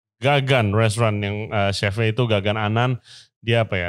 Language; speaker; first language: Indonesian; native; Indonesian